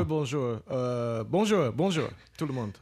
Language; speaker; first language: French; non-native, learner; English